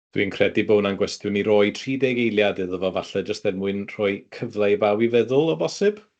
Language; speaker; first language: Welsh; native; Welsh